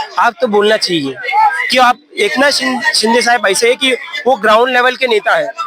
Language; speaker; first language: Hindi; non-native, local second language; Tamil